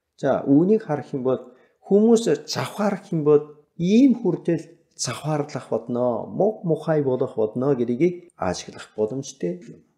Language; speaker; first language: Mongolian; native; Mongolian